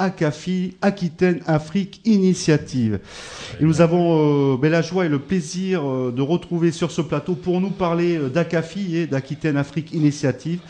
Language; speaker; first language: French; native; French